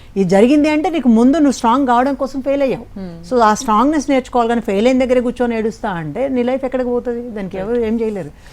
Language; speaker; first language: Telugu; native; Telugu